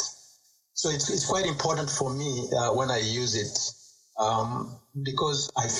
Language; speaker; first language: English; non-native, local second language; Swahili